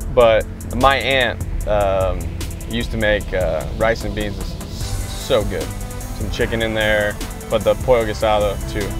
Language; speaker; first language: English; native; English